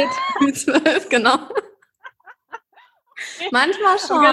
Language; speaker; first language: German; native; German